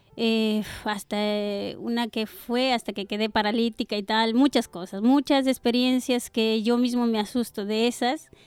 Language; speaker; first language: Spanish; native; Spanish